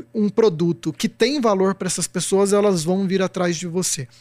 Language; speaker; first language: Portuguese; native; Portuguese